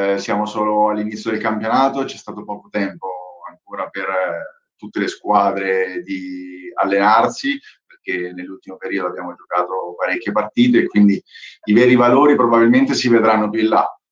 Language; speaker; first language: Italian; native; Italian